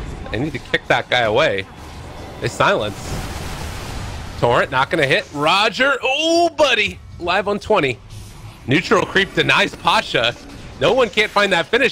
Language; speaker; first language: English; native; English